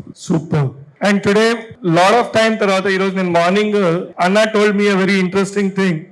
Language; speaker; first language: English; non-native, local second language; Telugu